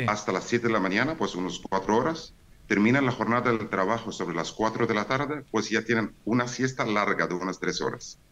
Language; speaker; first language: Spanish; non-native, fluent; Arabic